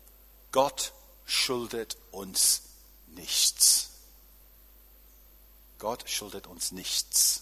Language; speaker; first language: German; non-native, fluent; English